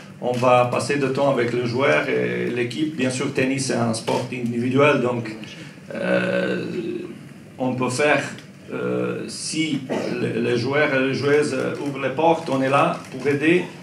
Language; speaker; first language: French; non-native, learner; Croatian